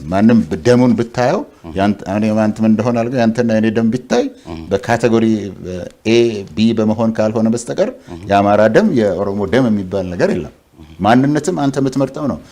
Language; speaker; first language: Amharic; non-native, local second language; Oromo